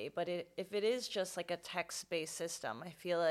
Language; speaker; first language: English; non-native, local second language; Cantonese